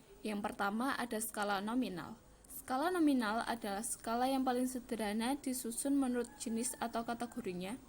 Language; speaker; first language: Indonesian; native; Indonesian